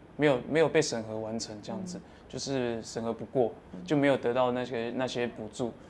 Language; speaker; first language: Chinese; native; Chinese